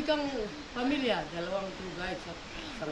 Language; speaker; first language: Filipino; non-native, local second language; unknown